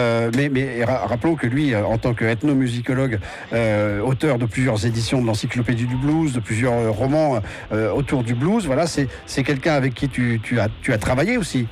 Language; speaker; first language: French; native; French